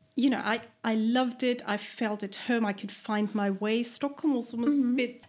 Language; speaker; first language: English; non-native, fluent; German